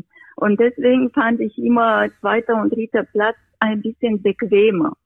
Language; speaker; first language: German; non-native, fluent; Romanian